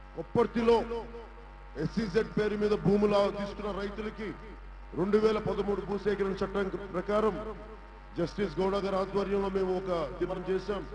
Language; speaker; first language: Telugu; native; Telugu